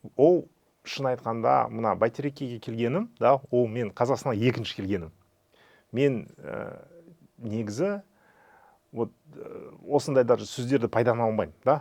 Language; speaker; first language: Kazakh; non-native, fluent; Russian